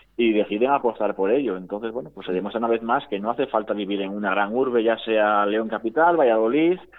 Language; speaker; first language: Spanish; native; Spanish